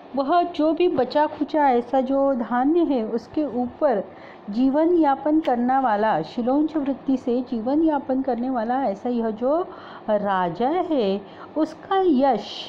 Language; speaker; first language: Hindi; non-native, local second language; Marathi